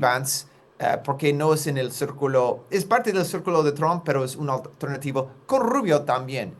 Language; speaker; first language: Spanish; non-native, fluent; English